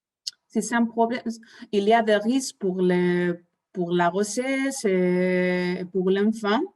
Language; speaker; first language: French; non-native, fluent; Spanish